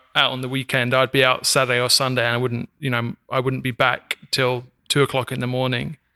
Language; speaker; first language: English; native; English